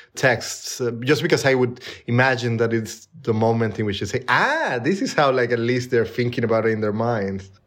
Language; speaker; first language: English; non-native, fluent; Spanish